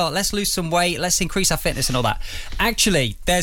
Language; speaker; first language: English; native; English